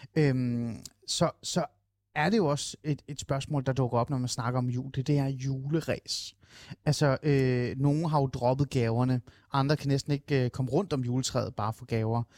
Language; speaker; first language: Danish; native; Danish